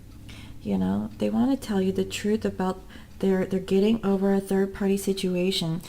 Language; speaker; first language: English; native; English